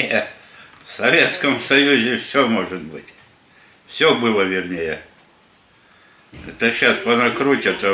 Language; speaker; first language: Russian; native; Russian